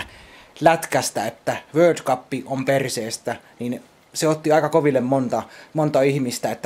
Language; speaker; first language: Finnish; native; Finnish